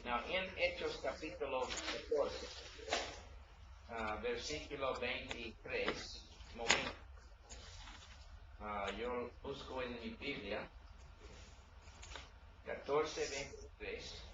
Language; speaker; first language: Spanish; non-native, learner; English